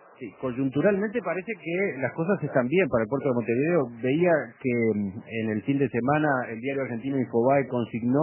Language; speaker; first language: Spanish; native; Spanish